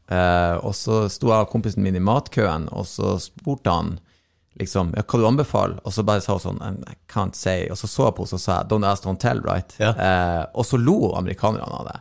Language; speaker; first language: Norwegian; native; Norwegian